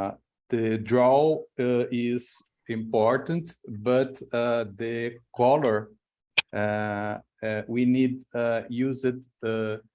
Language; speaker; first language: English; non-native, learner; Portuguese